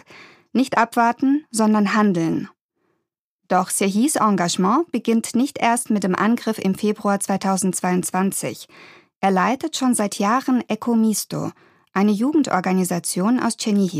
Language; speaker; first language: German; native; German